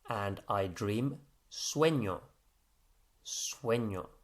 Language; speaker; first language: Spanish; non-native, fluent; English